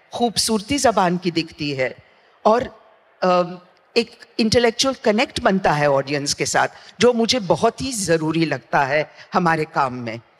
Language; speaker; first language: Hindi; non-native, local second language; Gujarati